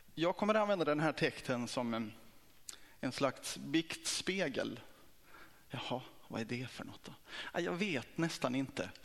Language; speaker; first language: Swedish; native; Swedish